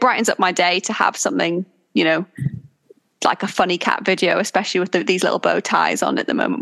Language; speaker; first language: English; native; English